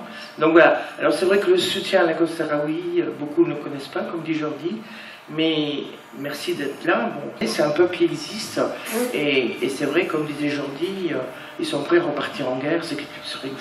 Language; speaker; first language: French; native; French